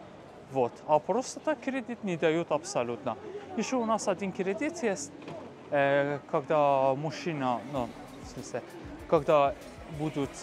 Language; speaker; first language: Russian; non-native, fluent; Persian